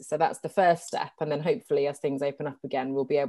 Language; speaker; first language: English; native; English